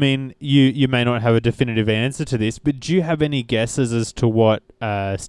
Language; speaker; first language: English; native; English